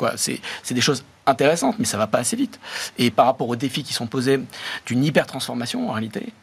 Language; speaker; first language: French; native; French